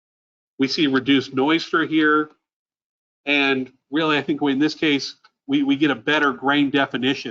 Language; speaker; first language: English; native; English